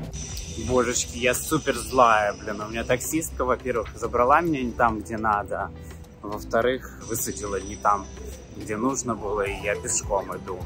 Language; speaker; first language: Russian; native; Russian